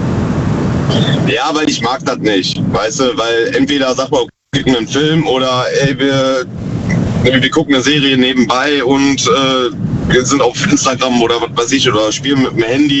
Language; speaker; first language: German; native; German